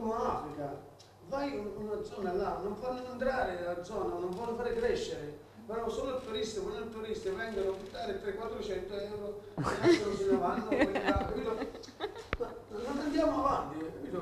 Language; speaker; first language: Italian; non-native, learner; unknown